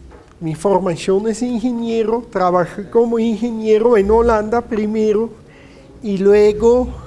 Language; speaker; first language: Spanish; non-native, fluent; Dutch